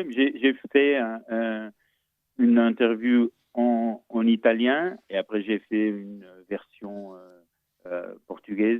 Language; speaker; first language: French; non-native, fluent; Portuguese